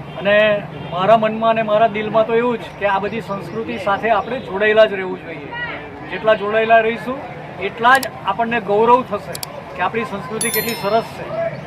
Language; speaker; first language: Gujarati; native; Gujarati